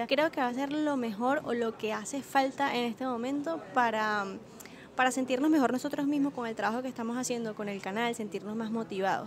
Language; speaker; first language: Spanish; native; Spanish